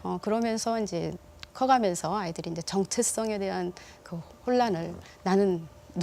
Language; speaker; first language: Korean; native; Korean